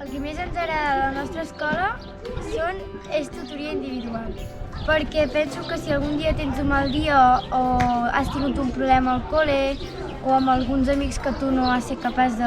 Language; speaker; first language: Catalan; native; Catalan